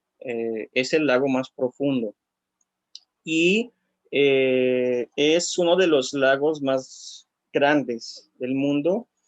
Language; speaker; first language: Spanish; non-native, fluent; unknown